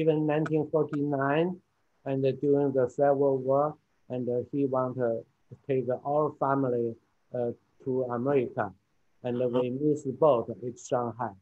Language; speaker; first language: English; non-native, fluent; Chinese